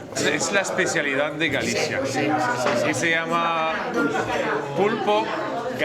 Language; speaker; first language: Spanish; non-native, learner; French